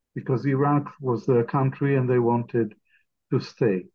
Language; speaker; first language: English; non-native, fluent; Arabic